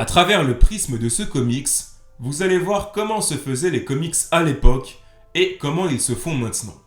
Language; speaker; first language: French; native; French